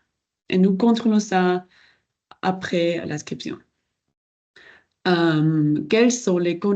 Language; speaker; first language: French; non-native, local second language; German